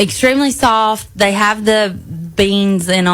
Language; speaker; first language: English; native; English